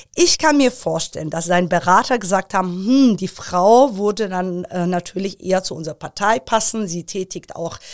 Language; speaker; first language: German; early bilingual, other home language; Persian